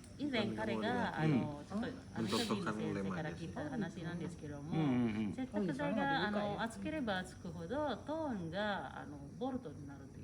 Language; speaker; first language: Japanese; non-native, fluent; Indonesian